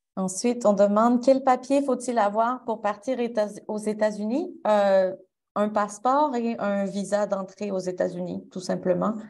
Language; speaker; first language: French; native; French